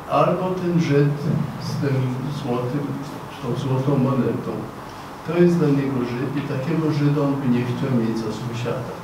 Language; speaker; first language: Polish; non-native, fluent; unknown